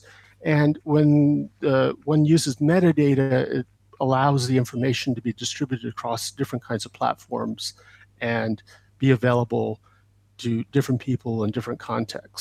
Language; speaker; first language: English; native; English